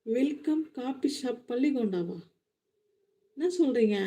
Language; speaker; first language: Tamil; native; Tamil